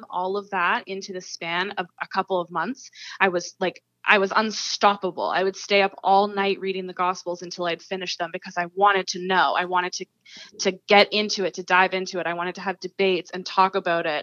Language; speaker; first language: English; native; English